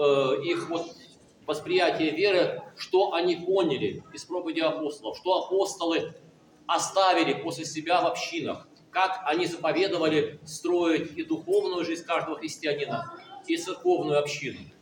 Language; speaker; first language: Russian; native; Russian